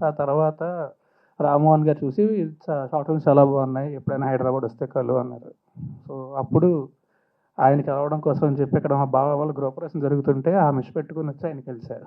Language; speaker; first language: Telugu; native; Telugu